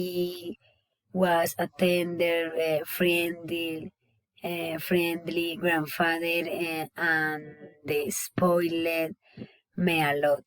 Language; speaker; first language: English; non-native, learner; Spanish